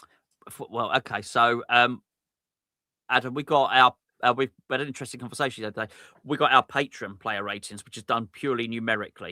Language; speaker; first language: English; native; English